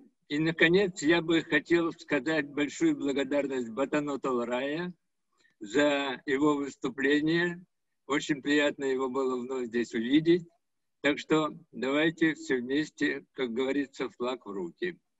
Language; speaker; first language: Russian; native; Russian